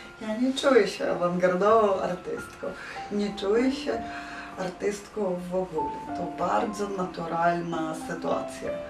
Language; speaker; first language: Polish; non-native, fluent; Ukrainian